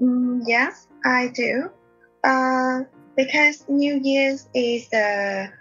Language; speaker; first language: English; non-native, learner; Vietnamese